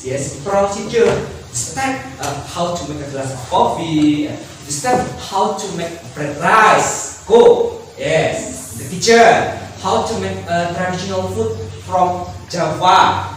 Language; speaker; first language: English; non-native, learner; Indonesian